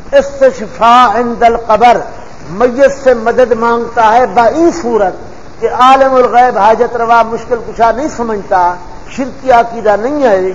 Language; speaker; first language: Urdu; non-native, local second language; Punjabi